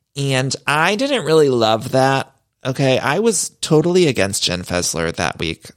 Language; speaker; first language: English; early bilingual, other home language; Italian